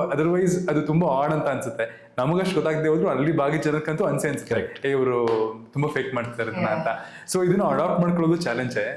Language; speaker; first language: Kannada; native; Kannada